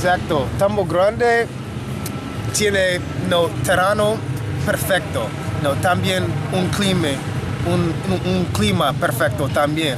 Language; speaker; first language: Spanish; non-native, fluent; English